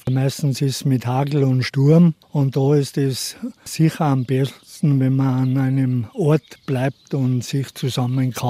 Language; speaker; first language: German; native; German